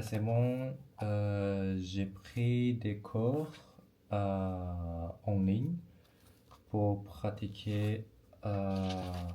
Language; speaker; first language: French; non-native, learner; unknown